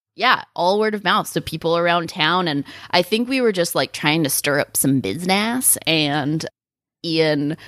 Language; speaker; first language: English; native; English